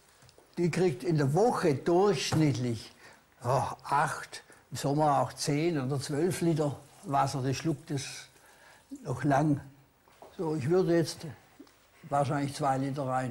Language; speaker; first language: German; native; German